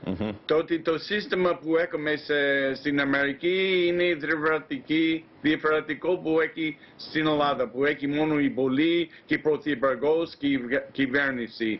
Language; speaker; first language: Greek; non-native, fluent; English